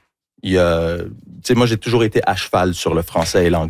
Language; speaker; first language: French; early bilingual, other home language; English